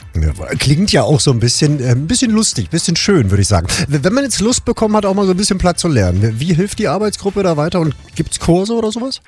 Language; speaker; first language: German; native; German